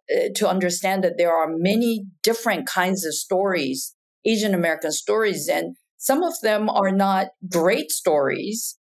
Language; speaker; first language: English; non-native, fluent; Japanese